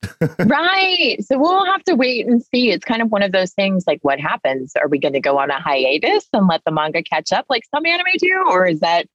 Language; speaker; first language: English; early bilingual, other home language; Spanish